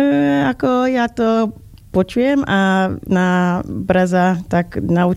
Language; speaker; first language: Slovak; non-native, learner; English